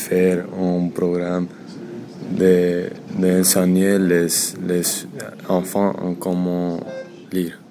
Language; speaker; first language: French; non-native, learner; English